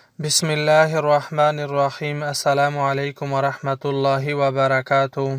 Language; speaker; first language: Urdu; non-native, local second language; Pashto